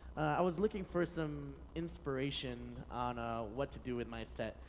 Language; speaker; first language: English; native; English